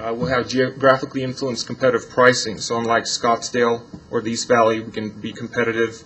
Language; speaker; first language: English; non-native, fluent; Polish